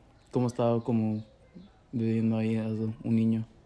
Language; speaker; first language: Spanish; early bilingual, heritage; Spanish